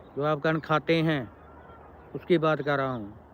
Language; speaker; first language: Hindi; non-native, local second language; Punjabi